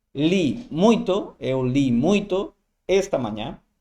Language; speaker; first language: Portuguese; non-native, fluent; Spanish